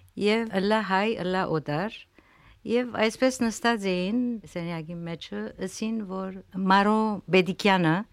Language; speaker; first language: Armenian; early bilingual, heritage; Armenian